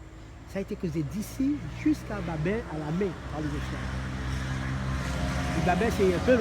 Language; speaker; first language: French; non-native, local second language; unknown